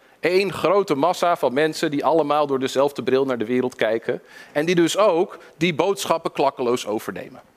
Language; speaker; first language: Dutch; early bilingual, other home language; English